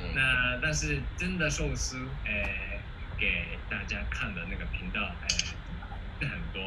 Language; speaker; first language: Chinese; non-native, fluent; Japanese